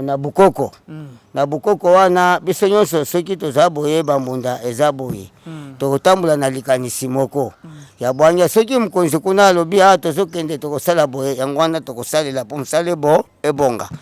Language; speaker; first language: Lingala; non-native, local second language; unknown